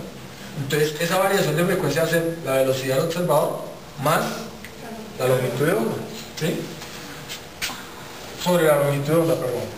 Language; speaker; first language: Spanish; native; Spanish